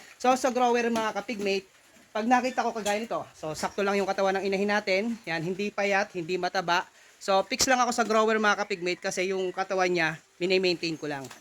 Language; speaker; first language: Filipino; non-native, local second language; Iloko